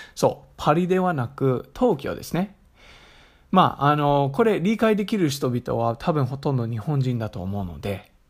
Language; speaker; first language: Japanese; non-native, fluent; English